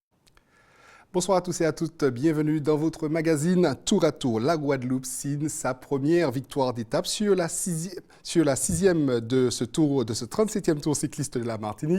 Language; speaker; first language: French; native; French